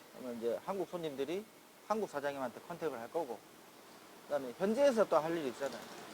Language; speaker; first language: Korean; native; Korean